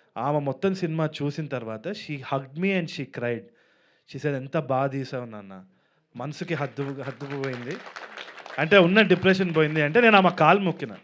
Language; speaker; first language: Telugu; native; Telugu